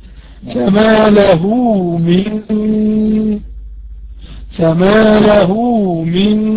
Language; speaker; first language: Arabic; native; Arabic